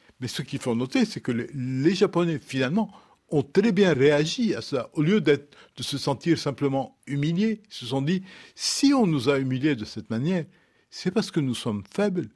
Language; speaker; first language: French; non-native, local second language; Arabic